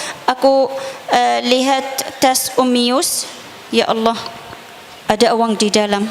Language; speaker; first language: Indonesian; non-native, learner; Arabic